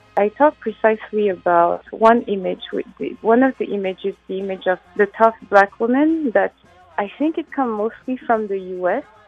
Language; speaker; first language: English; non-native, fluent; French